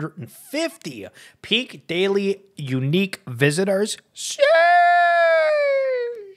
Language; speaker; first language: English; native; English